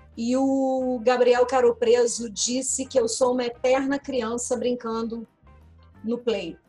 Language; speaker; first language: Portuguese; native; Portuguese